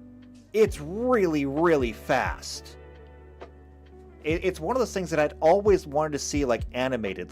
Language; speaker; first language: English; native; English